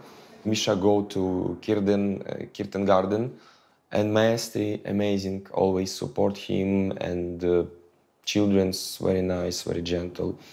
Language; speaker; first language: English; non-native, learner; Ukrainian